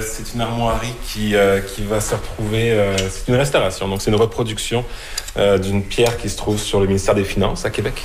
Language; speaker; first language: French; native; French